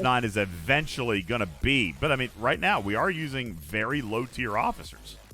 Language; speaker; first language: English; native; English